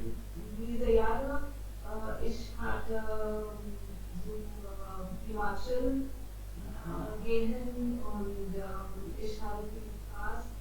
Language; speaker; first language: German; non-native, learner; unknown